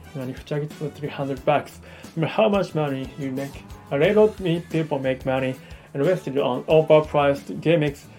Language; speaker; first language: English; non-native, learner; Japanese